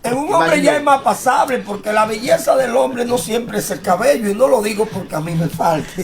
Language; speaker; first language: Spanish; native; Spanish